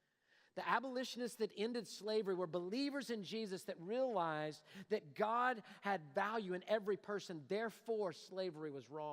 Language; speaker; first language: English; native; English